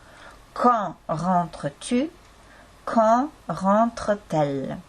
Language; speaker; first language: French; non-native, fluent; Estonian